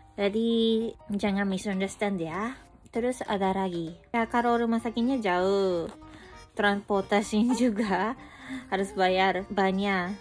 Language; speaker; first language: Indonesian; non-native, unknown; Japanese